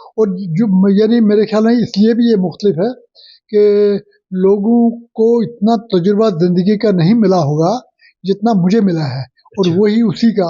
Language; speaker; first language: Urdu; non-native, local second language; Punjabi